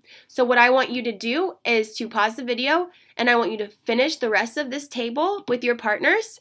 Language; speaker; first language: English; native; English